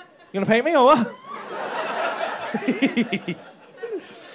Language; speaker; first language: English; native; English